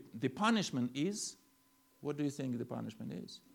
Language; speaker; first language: English; non-native, fluent; Ukrainian